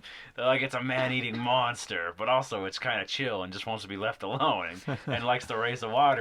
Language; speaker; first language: English; native; English